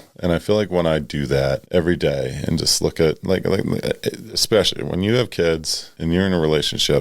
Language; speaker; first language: English; native; English